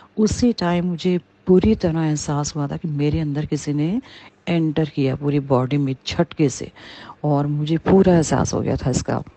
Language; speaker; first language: Hindi; native; Hindi